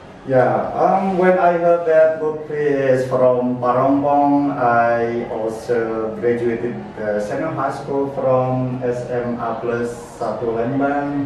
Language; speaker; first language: English; non-native, learner; Indonesian